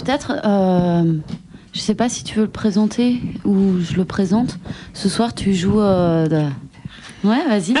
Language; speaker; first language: French; native; French